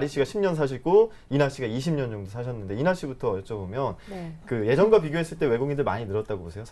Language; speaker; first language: Korean; native; Korean